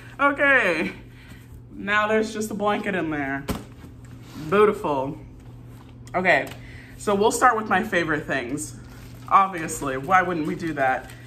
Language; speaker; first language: English; native; English